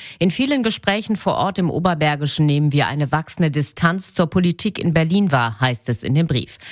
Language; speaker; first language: German; native; German